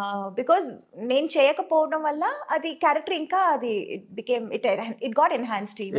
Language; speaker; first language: Telugu; non-native, fluent; Tamil